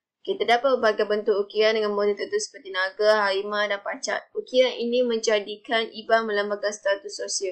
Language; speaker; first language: Malay; native; Malay